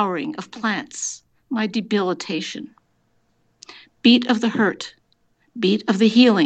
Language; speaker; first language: English; native; English